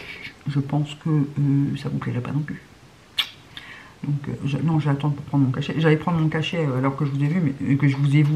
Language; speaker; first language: French; native; French